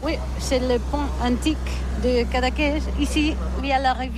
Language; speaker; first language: French; non-native, learner; Catalan